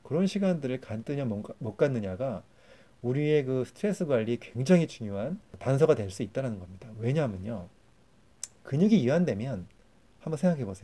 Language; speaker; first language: Korean; native; Korean